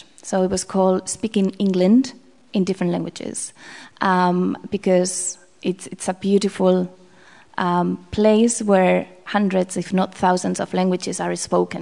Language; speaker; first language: English; non-native, fluent; Spanish